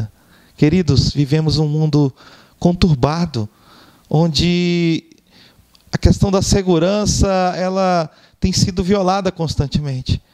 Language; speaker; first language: Portuguese; native; Portuguese